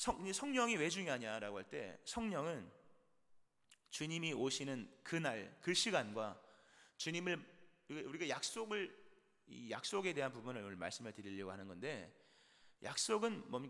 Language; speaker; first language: Korean; native; Korean